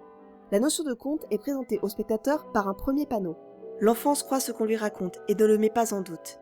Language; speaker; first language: French; native; French